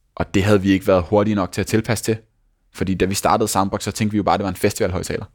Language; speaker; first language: Danish; native; Danish